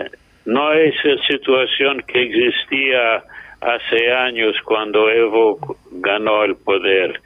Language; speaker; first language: Spanish; non-native, fluent; English